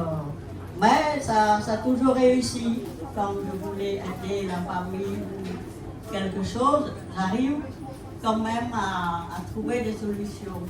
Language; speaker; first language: French; non-native, fluent; Khmer